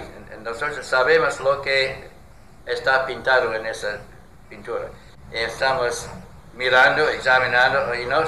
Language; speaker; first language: Spanish; non-native, learner; English